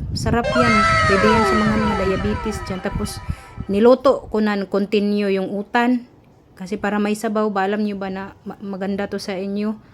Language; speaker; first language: Filipino; non-native, local second language; Cebuano